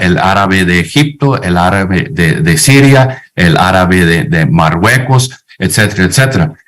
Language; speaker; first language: Spanish; non-native, fluent; English